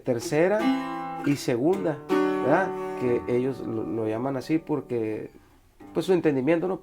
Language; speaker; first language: Spanish; native; Spanish